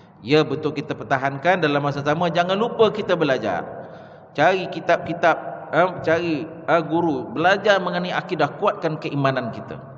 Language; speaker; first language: Malay; native; Malay